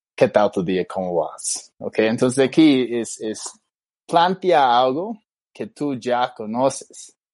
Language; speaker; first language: Spanish; non-native, fluent; English